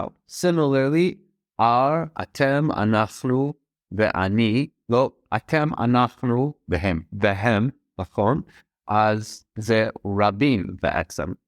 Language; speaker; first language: Hebrew; non-native, fluent; English